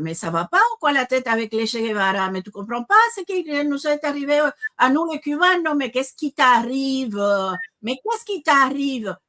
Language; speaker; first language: French; non-native, fluent; Spanish